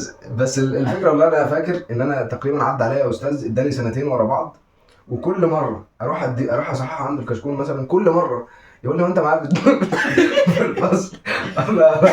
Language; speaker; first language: Arabic; native; Arabic